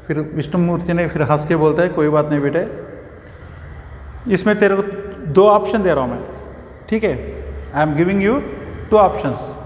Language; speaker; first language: Hindi; non-native, local second language; Telugu